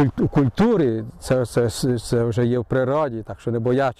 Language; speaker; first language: Ukrainian; early bilingual, heritage; Ukrainian